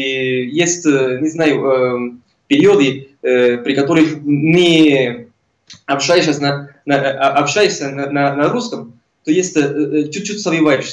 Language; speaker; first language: Russian; non-native, fluent; Spanish